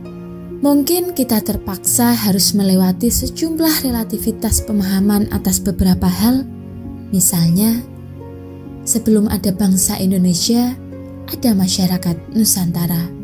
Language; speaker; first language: Indonesian; native; Indonesian